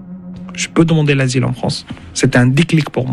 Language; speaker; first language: French; non-native, fluent; Arabic